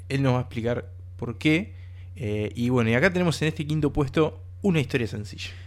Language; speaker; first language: Spanish; native; Spanish